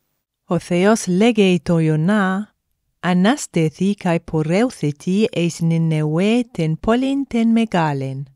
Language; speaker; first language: Greek; non-native, fluent; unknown